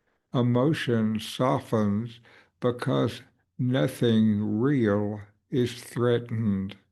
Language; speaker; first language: English; native; English